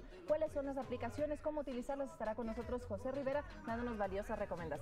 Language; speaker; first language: Spanish; native; Spanish